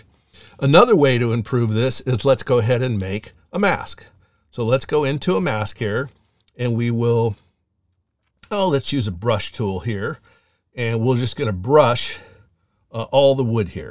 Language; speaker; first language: English; native; English